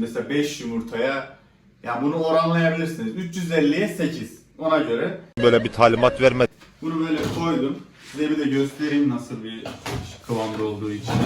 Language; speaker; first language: Turkish; native; Turkish